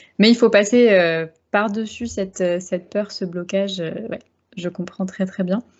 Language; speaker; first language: French; native; French